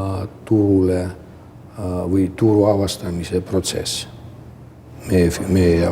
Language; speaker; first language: Estonian; non-native, local second language; Russian